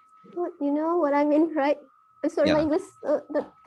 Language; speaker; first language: English; non-native, learner; Indonesian